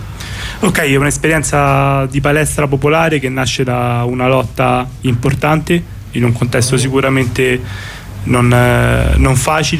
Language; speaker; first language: Italian; native; Italian